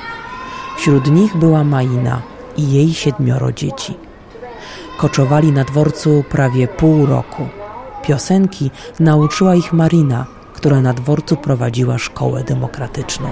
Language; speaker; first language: Polish; native; Polish